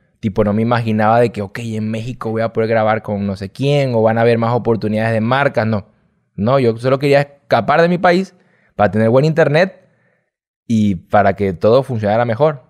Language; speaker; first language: Spanish; native; Spanish